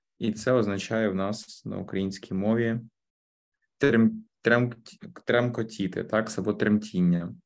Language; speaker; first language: Ukrainian; native; Ukrainian